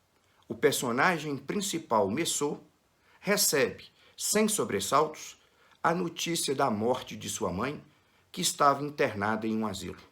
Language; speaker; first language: Portuguese; native; Portuguese